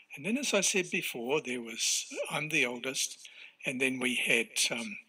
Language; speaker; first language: English; native; English